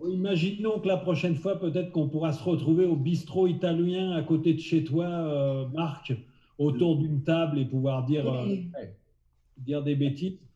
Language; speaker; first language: French; native; French